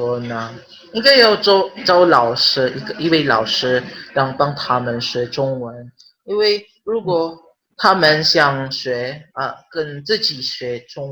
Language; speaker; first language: Chinese; non-native, learner; Filipino